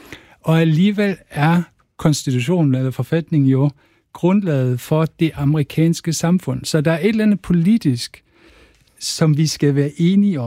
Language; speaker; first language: Danish; non-native, fluent; German